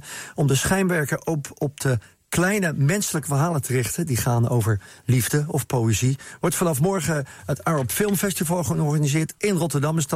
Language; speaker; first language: Dutch; native; Dutch